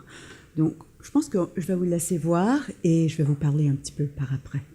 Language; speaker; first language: French; non-native, local second language; English